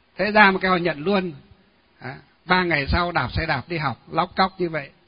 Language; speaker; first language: Vietnamese; non-native, local second language; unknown